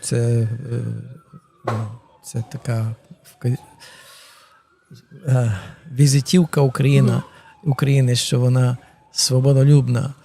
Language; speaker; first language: Ukrainian; early bilingual, heritage; Ukrainian